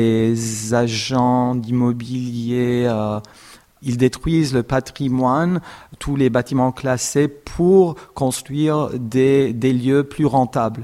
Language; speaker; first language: French; non-native, fluent; Armenian